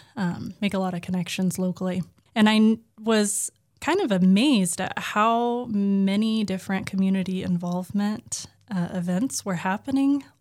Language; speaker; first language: English; native; English